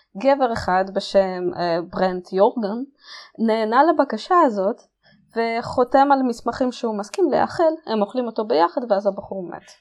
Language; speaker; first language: Hebrew; native; Hebrew